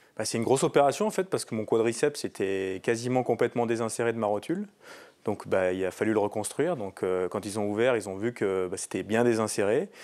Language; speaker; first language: French; native; French